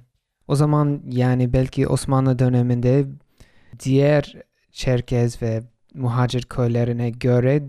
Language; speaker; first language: Turkish; non-native, fluent; English